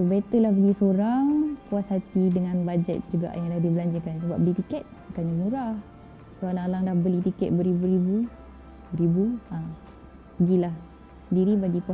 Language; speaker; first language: Malay; native; Malay